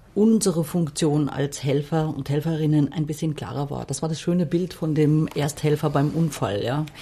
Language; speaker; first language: German; non-native, fluent; Arabic